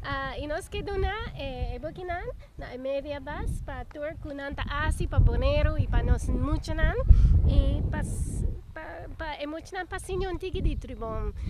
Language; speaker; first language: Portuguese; non-native, learner; Papiamento